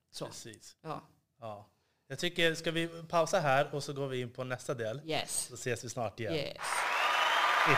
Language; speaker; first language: Swedish; native; Swedish